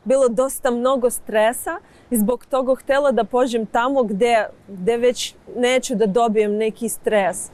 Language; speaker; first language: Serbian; non-native, learner; Ukrainian